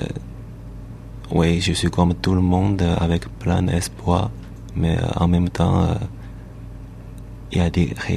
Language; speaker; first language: French; non-native, learner; Chinese